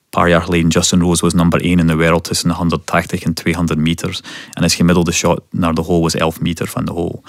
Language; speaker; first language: Dutch; non-native, fluent; English